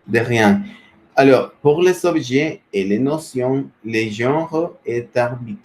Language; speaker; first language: French; non-native, fluent; Spanish